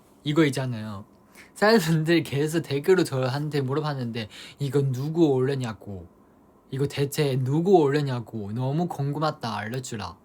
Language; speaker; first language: Korean; non-native, fluent; Chinese